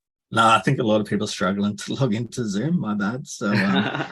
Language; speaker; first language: English; native; English